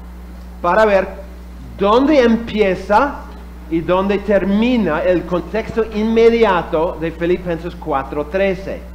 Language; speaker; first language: Spanish; non-native, fluent; English